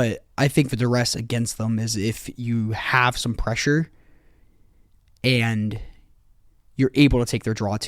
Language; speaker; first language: English; native; English